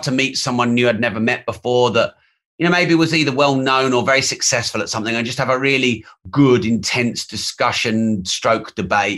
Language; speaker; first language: English; native; English